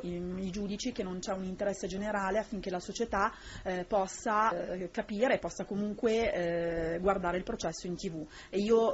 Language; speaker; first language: Italian; native; Italian